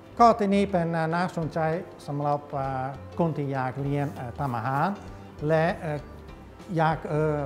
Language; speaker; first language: Thai; non-native, fluent; Dutch